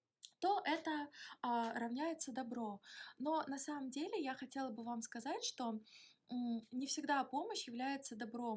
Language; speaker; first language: Russian; native; Russian